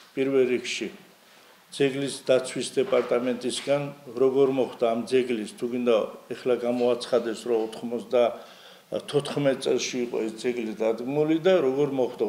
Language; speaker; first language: Georgian; non-native, local second language; Azerbaijani